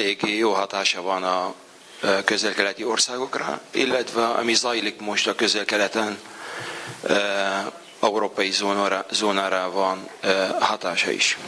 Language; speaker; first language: Hungarian; non-native, fluent; Arabic